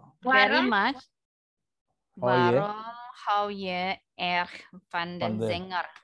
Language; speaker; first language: Dutch; non-native, learner; Indonesian